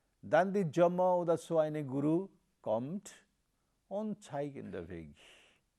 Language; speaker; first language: German; non-native, learner; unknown